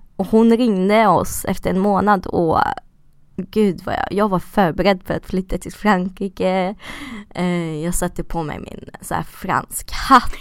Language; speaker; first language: Swedish; early bilingual, other home language; Russian